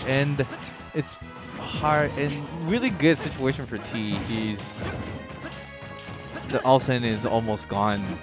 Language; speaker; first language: English; non-native, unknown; Japanese